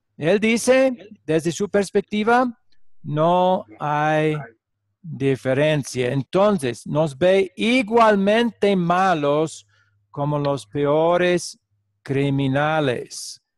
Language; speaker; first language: Spanish; non-native, fluent; English